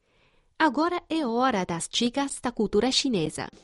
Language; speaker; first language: Portuguese; non-native, fluent; Chinese